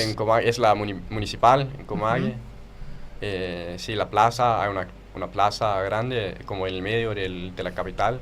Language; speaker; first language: Spanish; non-native, fluent; Danish